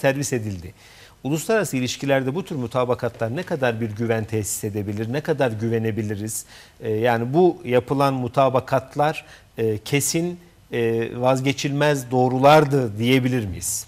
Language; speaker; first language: Turkish; native; Turkish